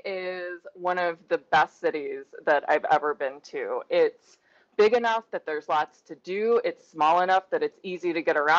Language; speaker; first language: English; native; English